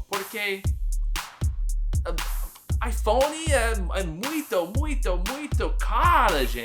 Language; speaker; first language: Portuguese; non-native, learner; English